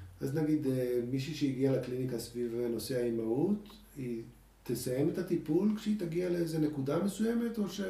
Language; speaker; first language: Hebrew; native; Hebrew